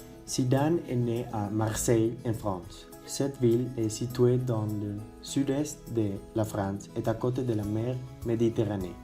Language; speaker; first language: French; non-native, learner; Spanish